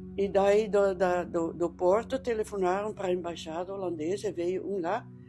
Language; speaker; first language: Portuguese; early bilingual, other home language; Dutch